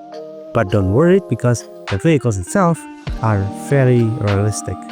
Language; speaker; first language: English; non-native, fluent; Indonesian